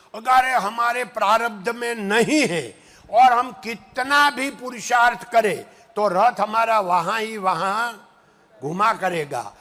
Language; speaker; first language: Hindi; non-native, local second language; Gujarati